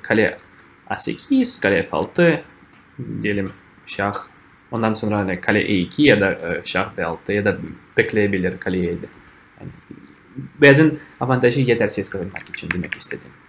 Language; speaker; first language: Turkish; non-native, fluent; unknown